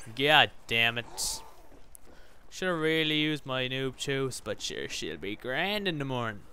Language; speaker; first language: English; native; English